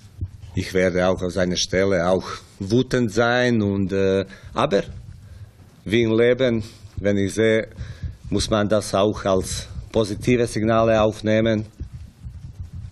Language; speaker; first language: German; non-native, fluent; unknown